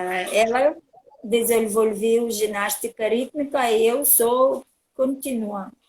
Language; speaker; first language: Portuguese; non-native, learner; Russian